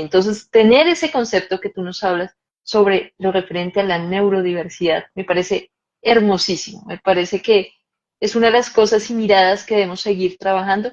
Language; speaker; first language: Spanish; native; Spanish